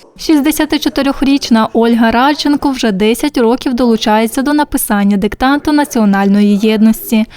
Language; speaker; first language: Ukrainian; native; Ukrainian